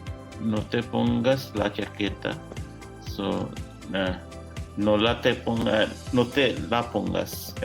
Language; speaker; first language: Spanish; non-native, learner; English